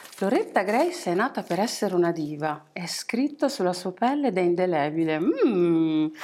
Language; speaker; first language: Italian; early bilingual, other home language; English